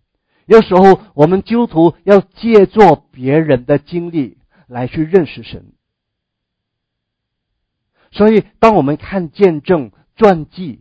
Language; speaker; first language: Chinese; native; Chinese